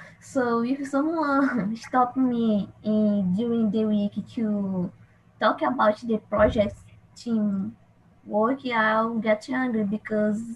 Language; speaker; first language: English; non-native, learner; Portuguese